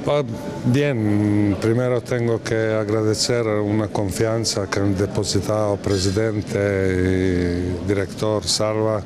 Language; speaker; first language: Spanish; non-native, fluent; Croatian